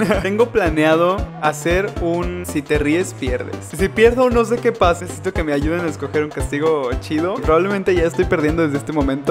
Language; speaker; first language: Spanish; native; Spanish